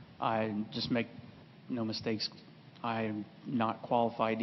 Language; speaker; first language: English; native; English